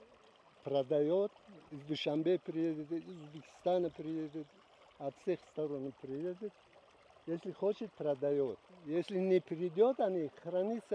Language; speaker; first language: Russian; non-native, local second language; Tajik